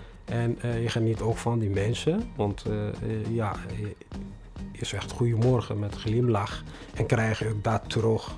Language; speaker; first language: Dutch; non-native, fluent; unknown